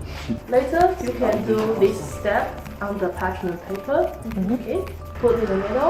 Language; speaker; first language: English; non-native, fluent; Chinese